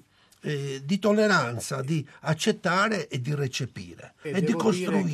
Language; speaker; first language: Italian; non-native, local second language; Albanian